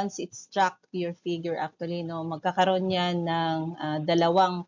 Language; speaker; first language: Filipino; native; Filipino